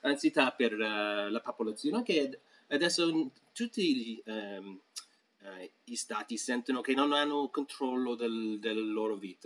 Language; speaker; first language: Italian; non-native, fluent; English